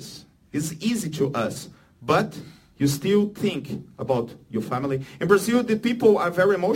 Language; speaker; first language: English; non-native, learner; Portuguese